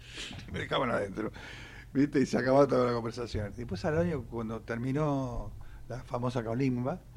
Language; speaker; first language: Spanish; native; Spanish